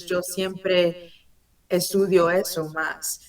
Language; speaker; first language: Spanish; early bilingual, heritage; English